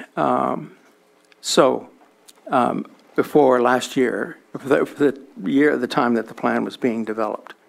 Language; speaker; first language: English; native; English